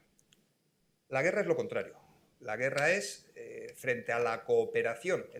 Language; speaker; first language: Spanish; native; Spanish